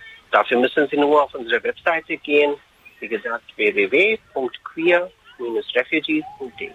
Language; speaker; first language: German; non-native, fluent; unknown